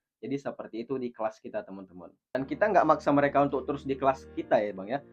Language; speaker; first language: Indonesian; native; Indonesian